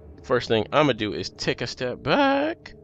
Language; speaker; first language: English; native; English